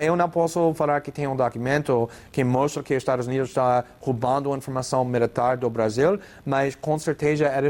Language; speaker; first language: Portuguese; non-native, fluent; English